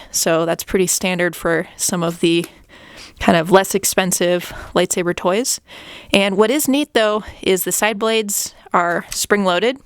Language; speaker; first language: English; native; English